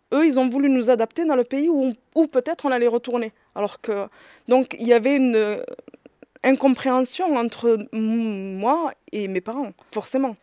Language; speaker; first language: French; early bilingual, other home language; Riffian